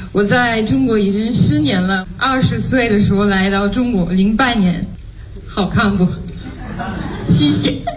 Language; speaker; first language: Chinese; non-native, fluent; French